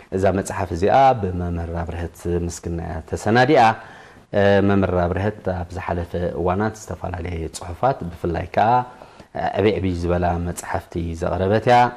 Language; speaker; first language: Tigrinya; native; Tigrinya